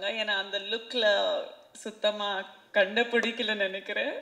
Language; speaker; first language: Tamil; non-native, fluent; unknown